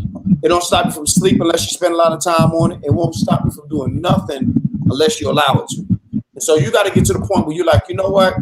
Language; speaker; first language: English; native; English